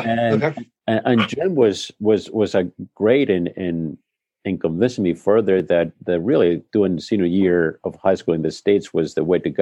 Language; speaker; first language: English; non-native, fluent; Spanish